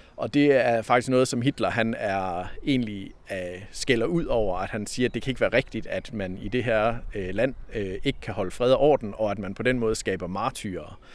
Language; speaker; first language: Danish; native; Danish